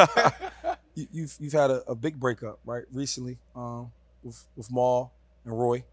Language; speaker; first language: English; native; English